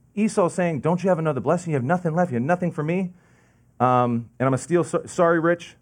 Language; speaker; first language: English; native; English